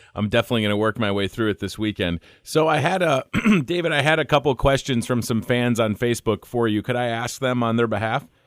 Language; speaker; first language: English; native; English